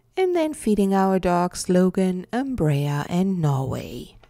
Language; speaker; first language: English; non-native, fluent; German